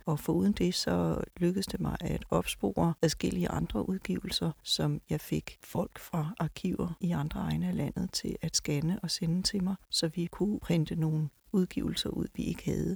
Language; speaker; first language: Danish; native; Danish